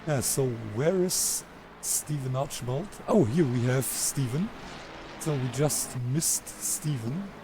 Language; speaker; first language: English; non-native, fluent; German